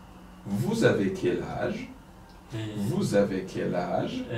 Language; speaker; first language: French; non-native, fluent; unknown